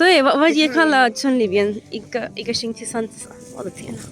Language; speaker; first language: Chinese; non-native, fluent; Urdu